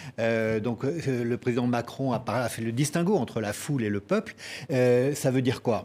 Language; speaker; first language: French; native; French